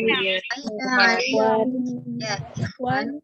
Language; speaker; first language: Arabic; non-native, learner; Indonesian